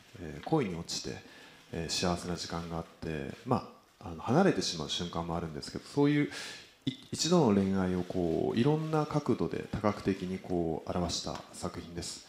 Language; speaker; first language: Japanese; native; Japanese